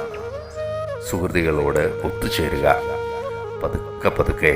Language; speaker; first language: Malayalam; native; Malayalam